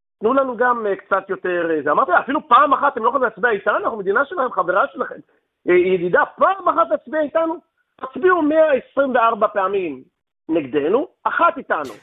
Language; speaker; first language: Hebrew; native; Hebrew